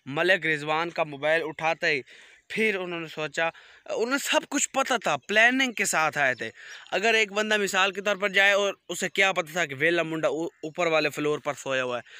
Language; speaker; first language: Urdu; non-native, local second language; Punjabi